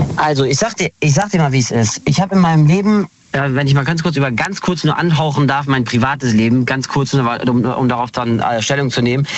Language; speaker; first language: German; early bilingual, other home language; Kurdish